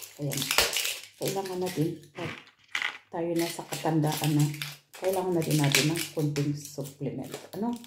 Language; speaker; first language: Filipino; non-native, local second language; Cebuano